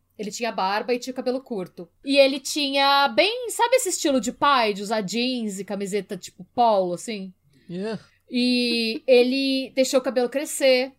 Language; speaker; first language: Portuguese; native; Portuguese